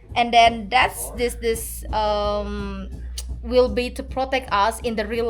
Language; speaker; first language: English; non-native, fluent; Indonesian